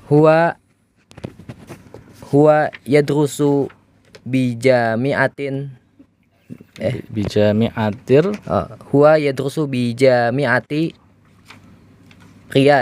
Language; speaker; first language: Arabic; non-native, learner; Indonesian